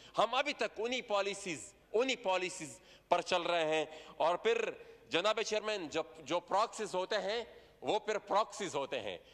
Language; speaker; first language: Urdu; non-native, local second language; Pashto